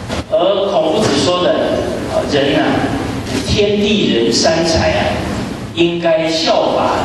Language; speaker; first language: Chinese; native; Chinese